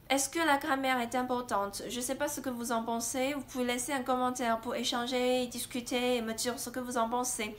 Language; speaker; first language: French; non-native, fluent; Chinese